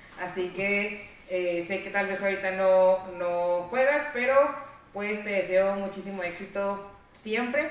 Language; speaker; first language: Spanish; native; Spanish